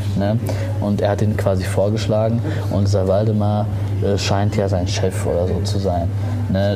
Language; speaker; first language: German; early bilingual, other home language; Arabic